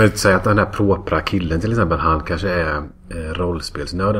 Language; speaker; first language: Swedish; native; Swedish